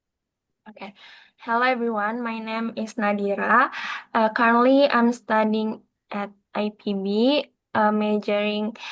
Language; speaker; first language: English; non-native, learner; Indonesian